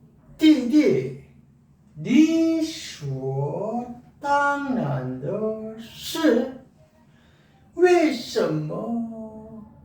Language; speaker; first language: Chinese; non-native, learner; Korean